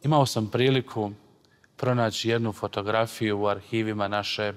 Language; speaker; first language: Croatian; native; Croatian